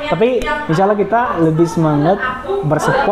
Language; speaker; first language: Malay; non-native, learner; Arabic